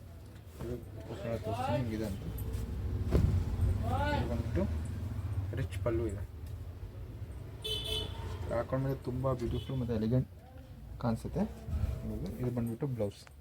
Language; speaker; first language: Kannada; non-native, local second language; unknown